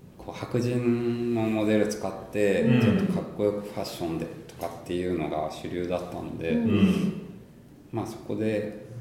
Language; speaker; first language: Japanese; early bilingual, heritage; Japanese